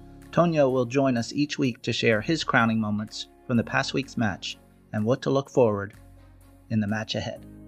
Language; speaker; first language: English; native; English